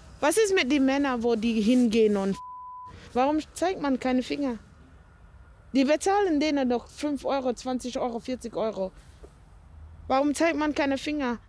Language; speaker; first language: German; non-native, fluent; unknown